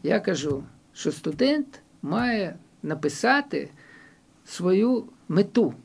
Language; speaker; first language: Ukrainian; non-native, local second language; Russian